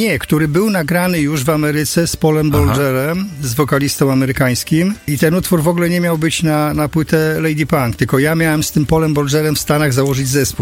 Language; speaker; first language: Polish; native; Polish